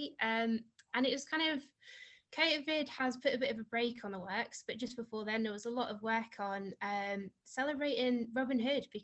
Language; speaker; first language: English; native; English